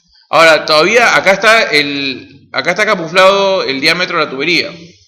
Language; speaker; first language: Spanish; native; Spanish